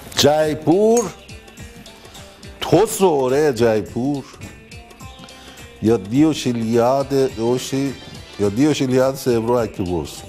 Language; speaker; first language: Greek; non-native, fluent; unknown